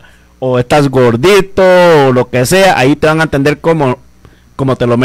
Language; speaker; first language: Spanish; native; Spanish